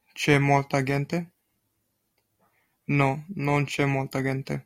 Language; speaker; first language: Italian; non-native, learner; English